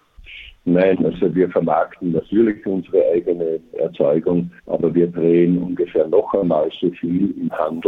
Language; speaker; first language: German; native; German